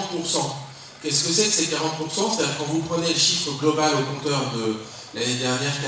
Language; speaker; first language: French; native; French